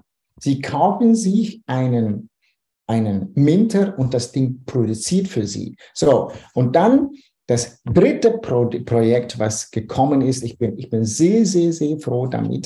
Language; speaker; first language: German; non-native, fluent; Dutch